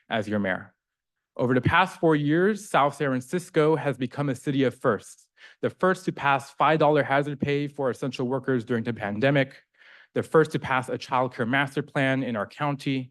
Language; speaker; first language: English; native; English